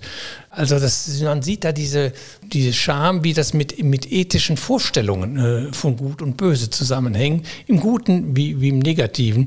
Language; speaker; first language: German; native; German